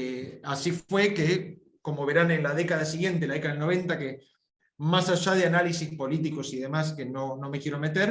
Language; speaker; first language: Spanish; native; Spanish